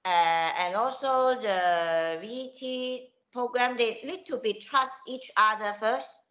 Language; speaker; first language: English; non-native, local second language; Cantonese